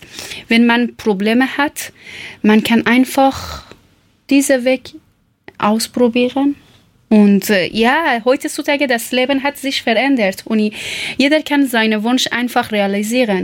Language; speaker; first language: German; non-native, learner; Persian